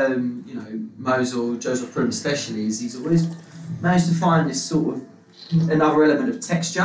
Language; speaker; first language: English; native; English